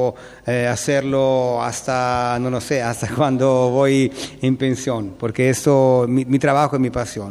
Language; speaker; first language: Spanish; non-native, learner; Italian